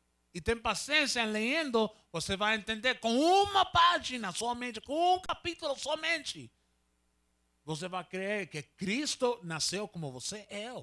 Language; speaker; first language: Portuguese; non-native, learner; Spanish